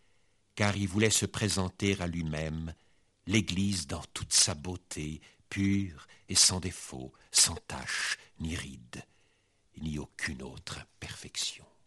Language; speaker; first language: French; native; French